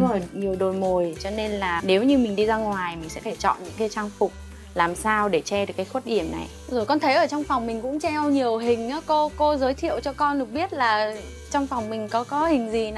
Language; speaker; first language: Vietnamese; native; Vietnamese